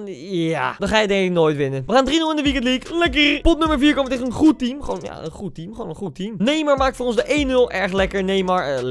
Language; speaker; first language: Dutch; native; Dutch